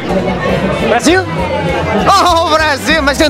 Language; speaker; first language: Portuguese; non-native, learner; Spanish